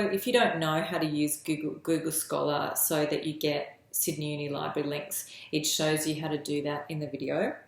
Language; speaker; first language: English; native; English